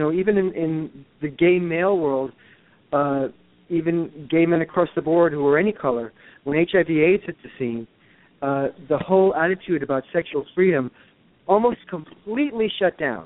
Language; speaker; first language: English; native; English